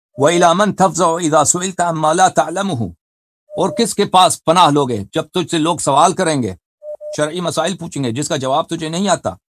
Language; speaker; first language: Urdu; non-native, fluent; Persian